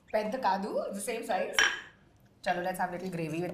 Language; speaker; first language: Telugu; non-native, local second language; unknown